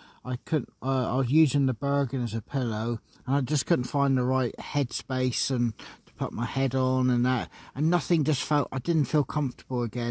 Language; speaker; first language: English; native; English